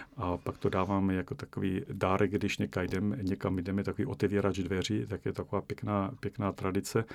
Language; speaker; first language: Czech; native; Czech